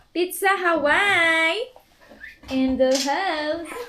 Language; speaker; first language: English; non-native, local second language; Filipino